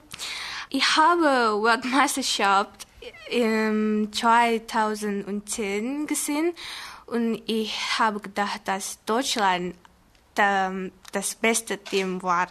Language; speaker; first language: German; non-native, learner; Indonesian